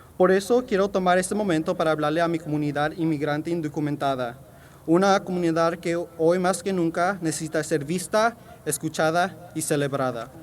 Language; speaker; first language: Spanish; early bilingual, heritage; Spanish